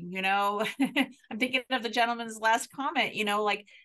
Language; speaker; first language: English; native; English